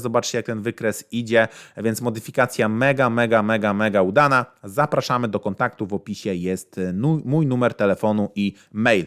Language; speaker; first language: Polish; native; Polish